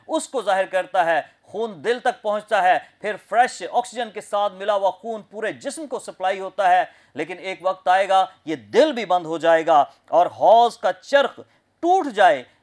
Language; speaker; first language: Urdu; non-native, local second language; Punjabi